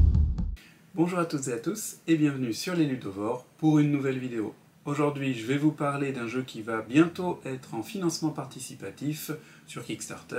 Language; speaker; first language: French; native; French